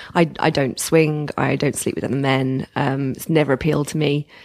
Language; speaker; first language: English; native; English